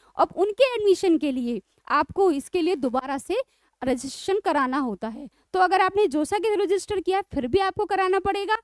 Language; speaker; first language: Hindi; native; Hindi